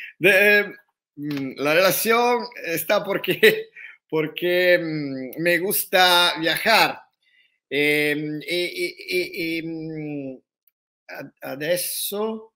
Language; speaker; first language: Spanish; non-native, learner; Italian